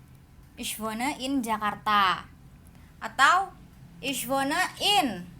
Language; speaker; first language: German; non-native, learner; Indonesian